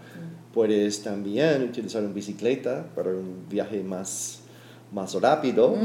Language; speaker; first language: Spanish; non-native, learner; English